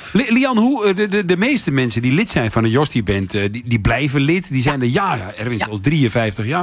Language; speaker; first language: Dutch; native; Dutch